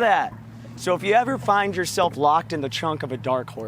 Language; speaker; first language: English; native; English